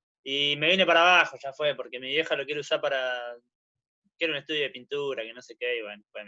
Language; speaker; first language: Spanish; native; Spanish